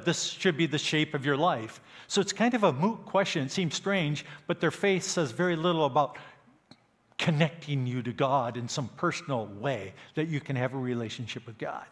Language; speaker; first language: English; native; English